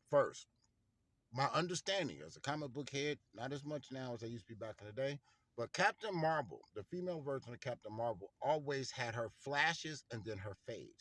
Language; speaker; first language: English; native; English